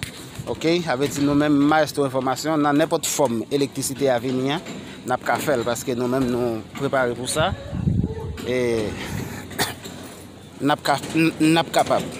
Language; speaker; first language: French; non-native, learner; Haitian Creole